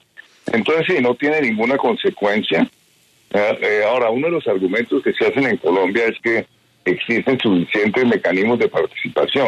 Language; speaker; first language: Spanish; native; Spanish